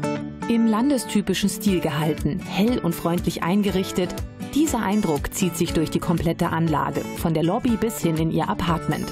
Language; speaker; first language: German; native; German